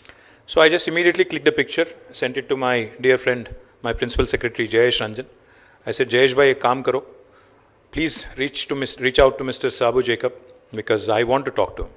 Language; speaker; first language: English; non-native, local second language; Telugu